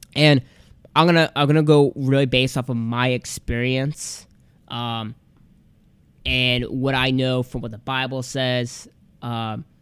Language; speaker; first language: English; native; English